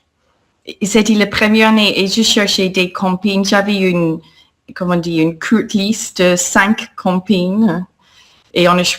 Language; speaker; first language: French; non-native, fluent; English